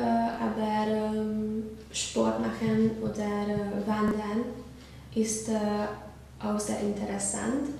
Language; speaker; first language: German; non-native, learner; Hungarian